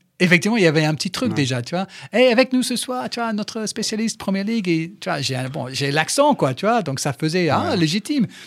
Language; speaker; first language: French; non-native, fluent; English